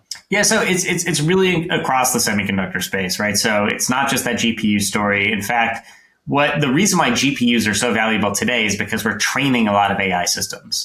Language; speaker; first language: English; native; English